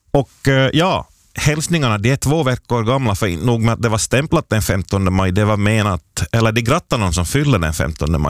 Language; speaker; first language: Swedish; native; Swedish